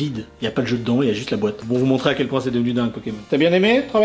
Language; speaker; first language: French; native; French